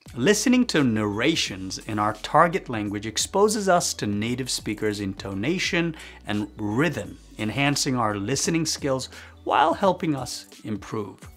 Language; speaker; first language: English; non-native, fluent; Chinese